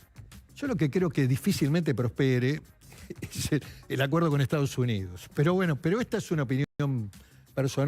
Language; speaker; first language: Spanish; native; Spanish